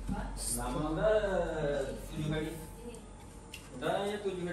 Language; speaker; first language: Indonesian; non-native, learner; Urdu